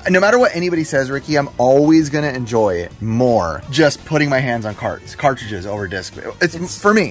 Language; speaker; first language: English; native; English